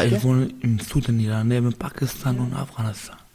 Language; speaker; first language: German; non-native, learner; Baluchi